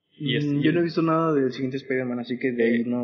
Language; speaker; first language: Spanish; native; Spanish